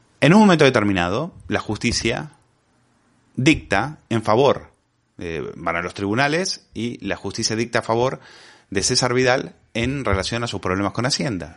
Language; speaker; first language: Spanish; native; Spanish